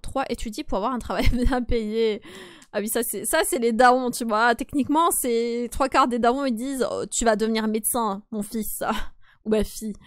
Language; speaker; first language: French; native; French